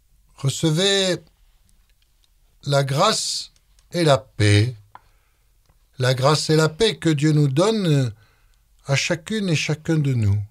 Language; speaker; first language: French; native; French